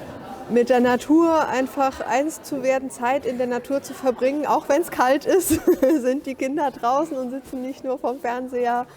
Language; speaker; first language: German; native; German